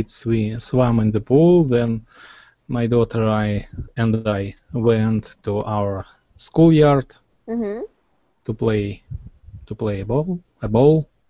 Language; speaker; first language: English; non-native, learner; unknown